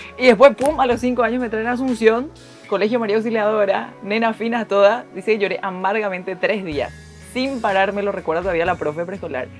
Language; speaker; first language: Spanish; early bilingual, other home language; Korean